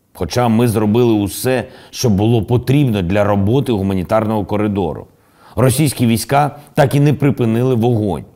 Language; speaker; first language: Ukrainian; non-native, local second language; Russian